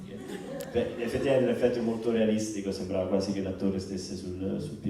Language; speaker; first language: Italian; native; Italian